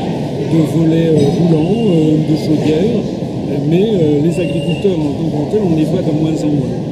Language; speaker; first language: French; native; French